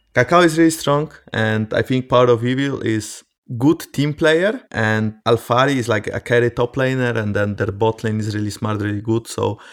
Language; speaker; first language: English; non-native, fluent; Polish